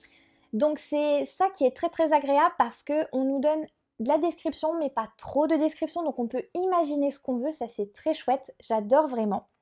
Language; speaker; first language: French; native; French